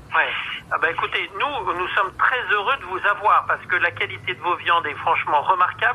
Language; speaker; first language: French; native; French